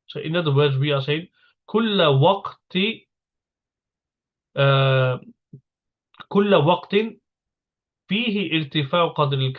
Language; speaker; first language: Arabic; non-native, fluent; English